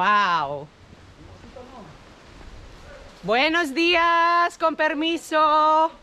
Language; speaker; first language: Spanish; non-native, fluent; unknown